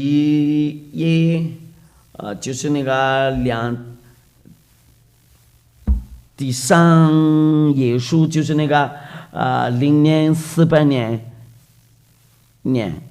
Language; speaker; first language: Chinese; non-native, fluent; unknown